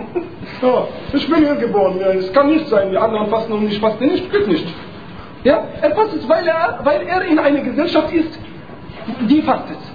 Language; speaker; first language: German; non-native, fluent; Arabic